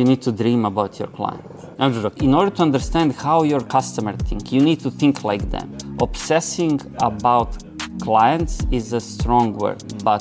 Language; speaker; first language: English; non-native, fluent; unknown